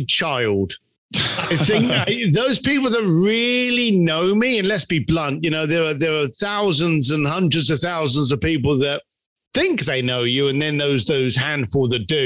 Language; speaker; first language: English; native; English